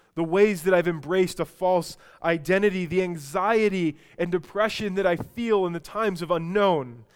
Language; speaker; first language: English; native; English